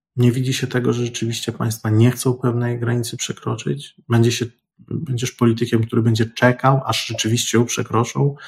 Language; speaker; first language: Polish; native; Polish